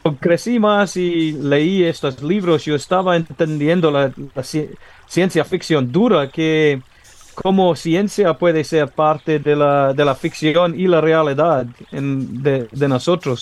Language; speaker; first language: Spanish; non-native, fluent; English